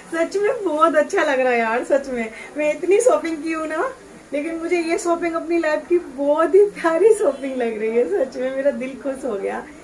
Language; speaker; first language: Hindi; native; Hindi